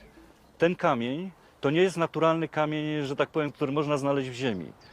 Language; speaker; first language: Polish; native; Polish